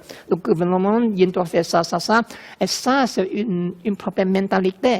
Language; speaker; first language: French; non-native, fluent; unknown